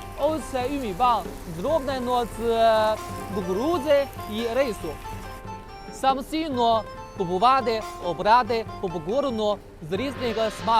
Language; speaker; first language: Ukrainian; non-native, learner; Chinese